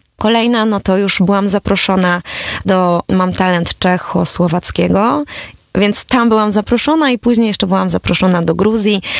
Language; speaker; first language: Polish; native; Polish